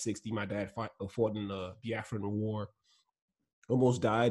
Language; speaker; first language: English; non-native, local second language; Igbo